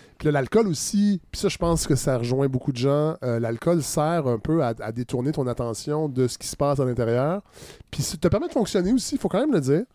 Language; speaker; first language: French; native; French